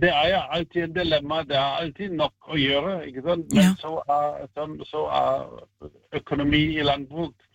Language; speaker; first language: Norwegian; non-native, fluent; German